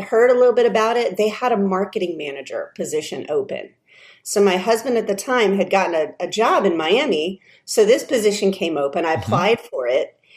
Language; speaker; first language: English; native; English